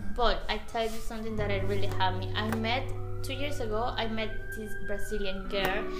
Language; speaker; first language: English; non-native, fluent; Spanish